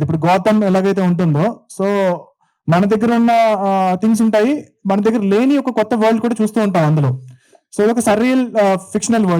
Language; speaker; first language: Telugu; native; Telugu